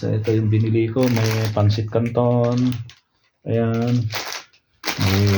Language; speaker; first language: Filipino; native; Filipino